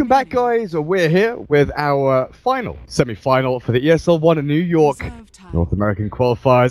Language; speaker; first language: English; native; English